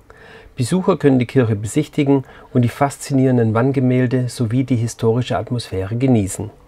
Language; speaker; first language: German; native; German